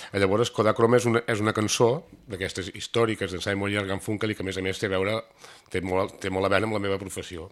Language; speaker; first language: Catalan; native; Catalan